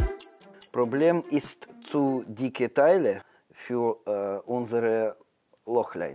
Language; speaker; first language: German; non-native, learner; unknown